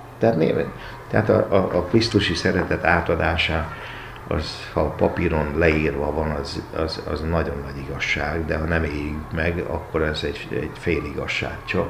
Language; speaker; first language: Hungarian; native; Hungarian